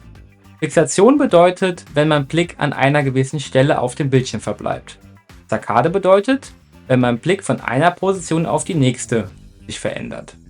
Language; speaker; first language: German; native; German